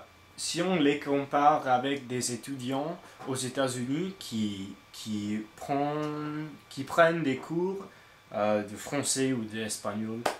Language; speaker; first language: French; non-native, learner; English